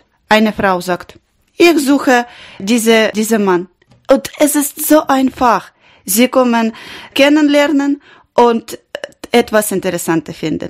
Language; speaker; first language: German; non-native, learner; Ukrainian